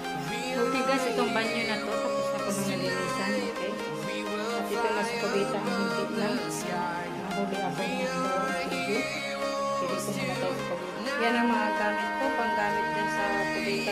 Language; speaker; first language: Filipino; non-native, local second language; Cebuano